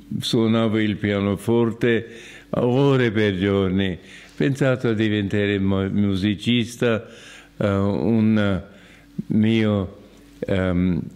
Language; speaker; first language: Italian; non-native, fluent; English